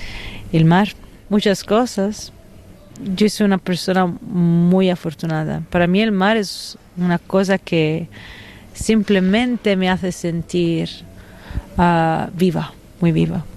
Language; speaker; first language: Spanish; non-native, fluent; Italian